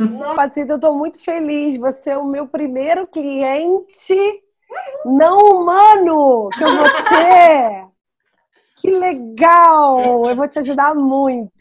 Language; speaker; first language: Portuguese; native; Portuguese